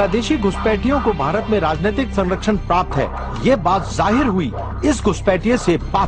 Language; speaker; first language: Hindi; native; Hindi